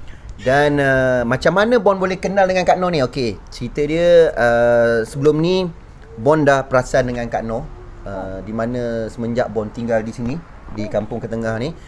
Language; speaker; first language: Malay; native; Malay